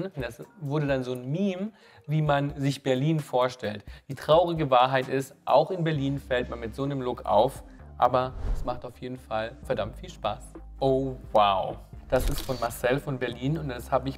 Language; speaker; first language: German; native; German